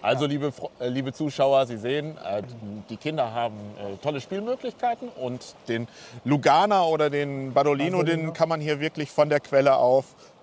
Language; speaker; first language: German; native; German